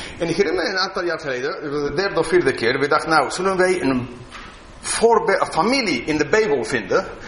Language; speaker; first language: Dutch; non-native, fluent; English